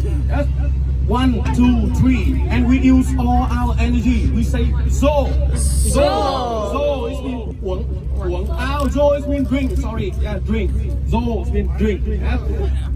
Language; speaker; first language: English; non-native, learner; Vietnamese